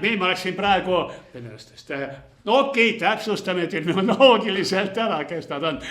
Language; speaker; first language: Estonian; non-native, local second language; Russian